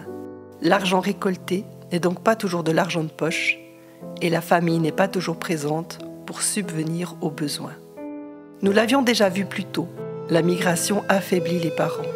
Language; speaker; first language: French; native; French